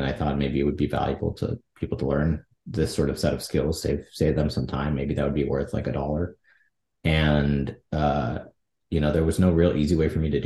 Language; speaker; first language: English; native; English